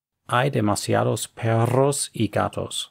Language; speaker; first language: Spanish; non-native, fluent; English